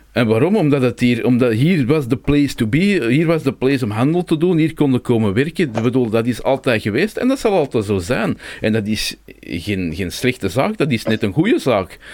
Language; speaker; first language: Dutch; native; Dutch